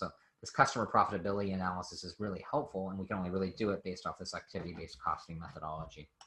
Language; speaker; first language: English; native; English